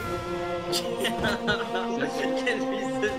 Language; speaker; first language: French; native; French